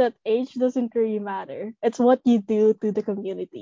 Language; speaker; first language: English; non-native, local second language; Filipino